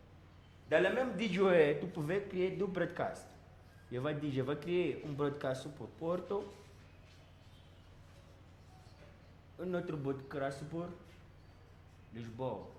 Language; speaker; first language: French; non-native, learner; Portuguese